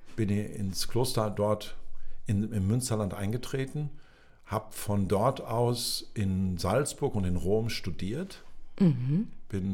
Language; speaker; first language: German; native; German